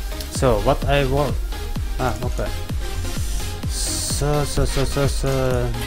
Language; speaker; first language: English; non-native, learner; German